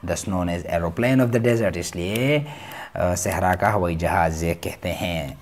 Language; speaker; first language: Urdu; non-native, local second language; Pashto